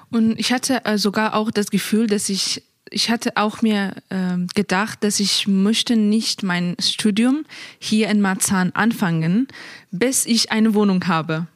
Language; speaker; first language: German; non-native, fluent; Persian